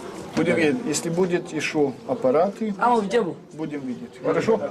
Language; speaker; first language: Russian; non-native, learner; French